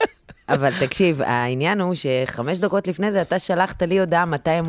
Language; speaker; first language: Hebrew; native; Hebrew